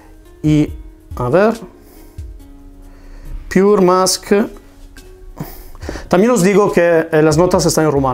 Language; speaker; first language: Spanish; non-native, fluent; Italian